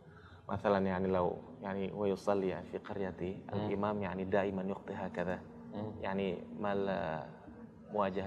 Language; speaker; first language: Arabic; non-native, learner; Indonesian